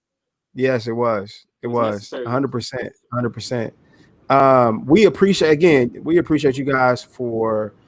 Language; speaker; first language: English; native; English